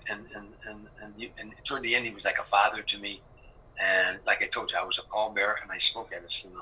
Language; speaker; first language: English; native; English